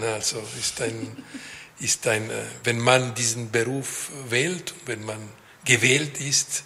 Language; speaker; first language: German; non-native, fluent; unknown